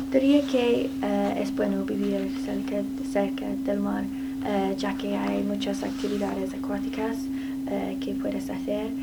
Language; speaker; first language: Spanish; non-native, learner; English